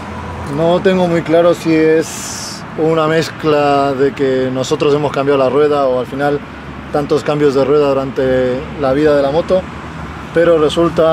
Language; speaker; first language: Spanish; native; Spanish